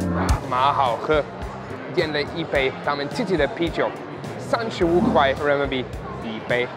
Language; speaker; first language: Chinese; non-native, fluent; German